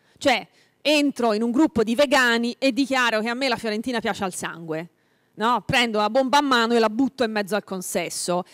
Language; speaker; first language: Italian; native; Italian